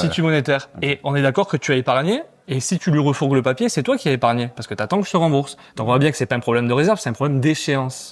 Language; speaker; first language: French; native; French